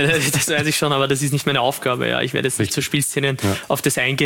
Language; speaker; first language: German; native; German